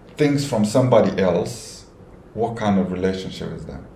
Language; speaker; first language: English; non-native, fluent; Romanian